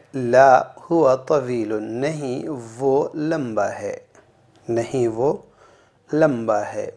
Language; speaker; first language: Urdu; native; Urdu